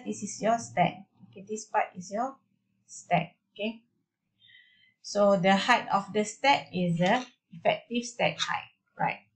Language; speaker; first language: English; non-native, local second language; Malay